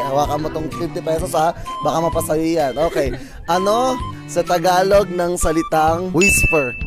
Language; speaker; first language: Filipino; native; Filipino